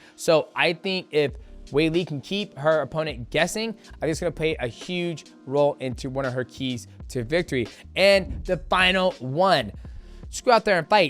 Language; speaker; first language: English; native; English